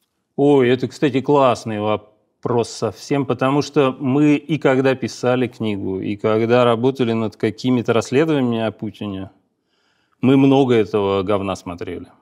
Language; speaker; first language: Russian; native; Russian